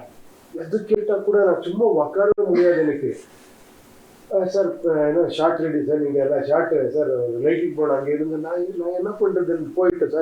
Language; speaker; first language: Tamil; non-native, learner; Kannada